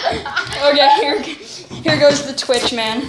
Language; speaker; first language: English; native; English